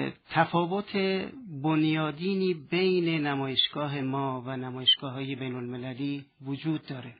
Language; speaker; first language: Persian; native; Persian